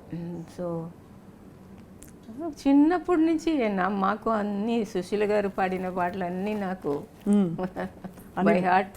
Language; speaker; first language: Telugu; non-native, local second language; Tamil